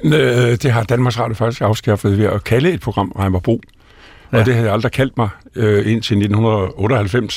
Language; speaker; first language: Danish; native; Danish